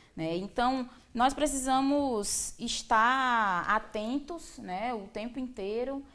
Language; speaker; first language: Portuguese; native; Portuguese